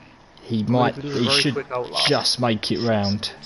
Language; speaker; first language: English; native; English